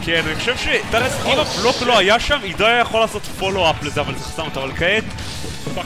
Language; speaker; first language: Hebrew; native; Hebrew